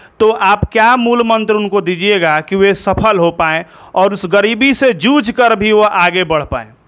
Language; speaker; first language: Hindi; native; Hindi